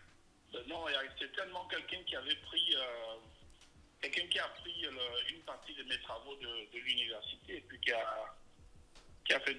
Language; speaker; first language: French; native; French